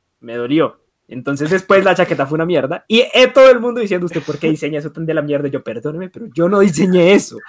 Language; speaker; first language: Spanish; native; Spanish